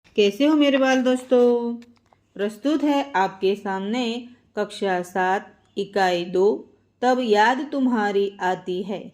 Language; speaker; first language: Hindi; non-native, local second language; Gujarati